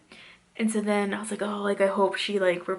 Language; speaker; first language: English; native; English